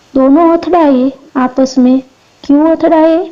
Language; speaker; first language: Hindi; non-native, local second language; Gujarati